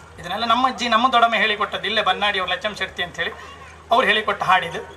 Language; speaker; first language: Kannada; native; Kannada